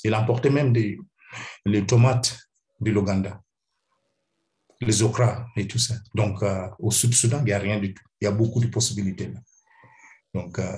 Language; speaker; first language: French; non-native, fluent; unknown